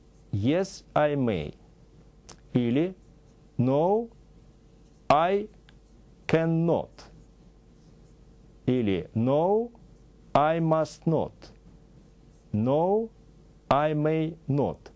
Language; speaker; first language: English; non-native, fluent; Russian